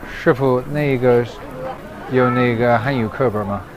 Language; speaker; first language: Chinese; non-native, fluent; English